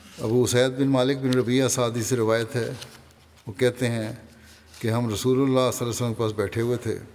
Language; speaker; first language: Urdu; native; Urdu